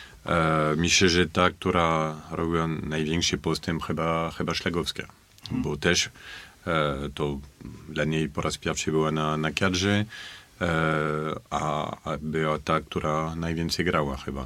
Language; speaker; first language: Polish; non-native, fluent; French